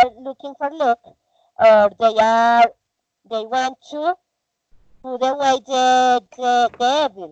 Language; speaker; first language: English; non-native, learner; Spanish